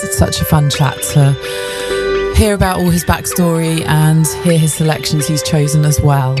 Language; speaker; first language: English; native; English